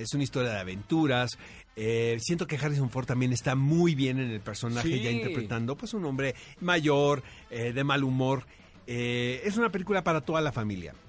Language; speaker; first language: Spanish; native; Spanish